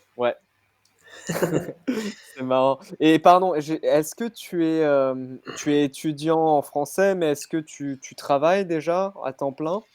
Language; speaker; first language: French; native; French